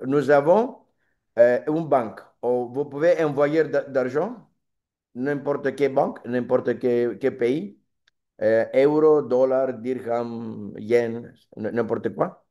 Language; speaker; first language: French; non-native, learner; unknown